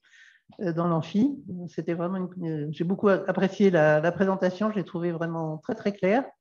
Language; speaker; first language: French; native; French